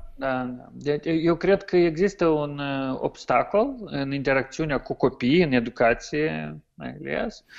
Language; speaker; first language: Romanian; native; Romanian